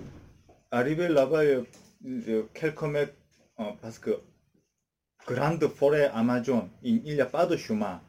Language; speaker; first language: French; non-native, learner; Korean